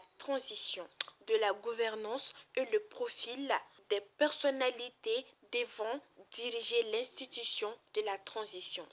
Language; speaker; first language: French; non-native, local second language; Bambara